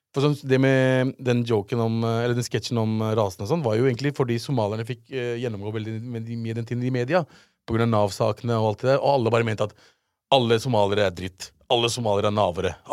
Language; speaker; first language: Norwegian; early bilingual, other home language; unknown